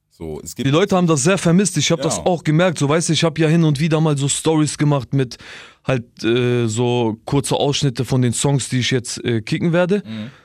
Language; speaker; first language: German; early bilingual, other home language; Albanian